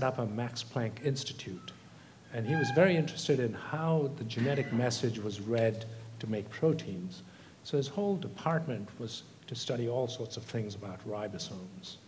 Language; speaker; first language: English; non-native, local second language; Tamil